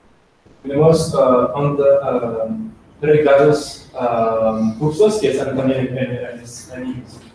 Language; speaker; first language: Spanish; non-native, learner; French